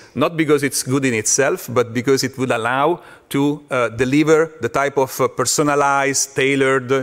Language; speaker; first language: English; non-native, fluent; Italian